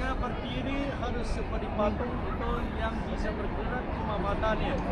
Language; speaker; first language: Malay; non-native, fluent; Chinese